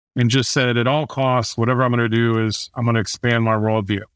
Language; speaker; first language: English; native; English